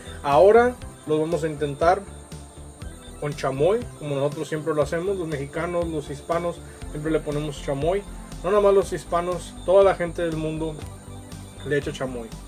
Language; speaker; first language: Spanish; early bilingual, heritage; Spanish